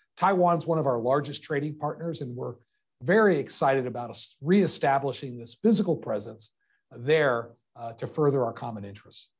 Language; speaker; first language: English; native; English